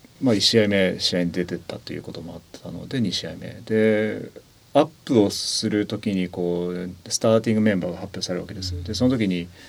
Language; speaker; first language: Japanese; native; Japanese